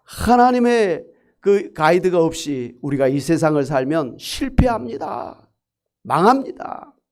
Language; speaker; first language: Korean; native; Korean